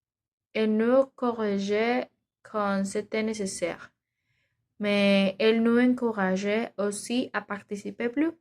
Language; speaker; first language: French; non-native, learner; Spanish